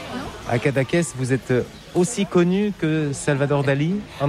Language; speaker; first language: French; native; French